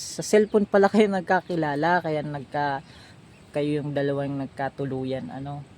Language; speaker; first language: Filipino; non-native, local second language; Bikol